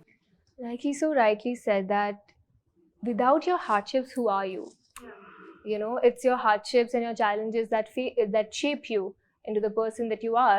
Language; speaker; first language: English; non-native, local second language; Hindi